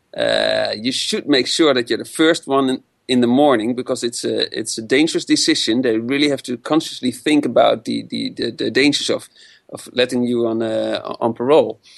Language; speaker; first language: English; non-native, fluent; Dutch